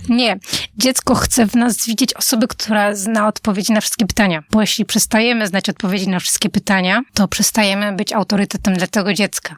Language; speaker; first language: Polish; native; Polish